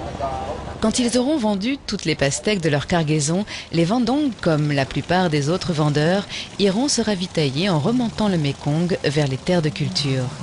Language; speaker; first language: French; native; French